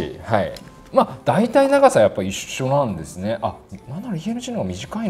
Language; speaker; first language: Japanese; native; Japanese